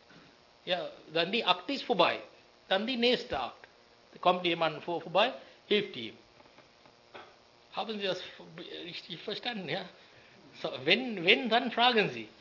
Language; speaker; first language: German; non-native, learner; Sinhala